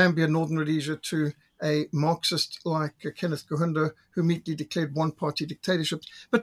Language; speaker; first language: English; native; English